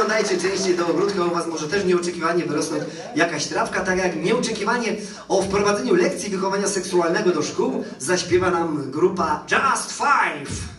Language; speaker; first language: Polish; native; Polish